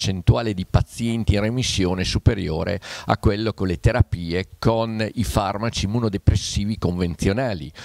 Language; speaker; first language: Italian; native; Italian